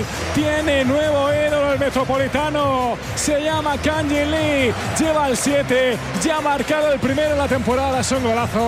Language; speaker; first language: Spanish; native; Spanish